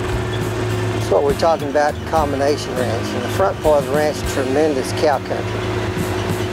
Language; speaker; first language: English; native; English